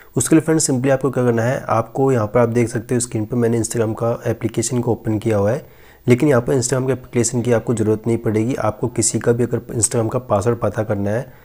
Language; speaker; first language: Hindi; native; Hindi